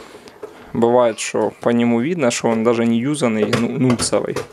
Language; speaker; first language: Russian; non-native, local second language; Ukrainian